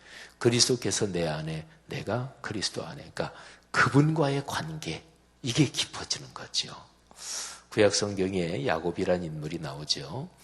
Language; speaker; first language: Korean; native; Korean